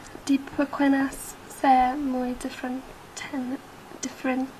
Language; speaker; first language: Spanish; non-native, learner; English